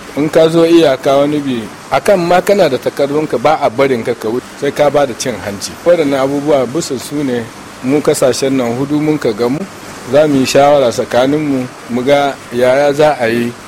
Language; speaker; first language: Hausa; non-native, local second language; Kanuri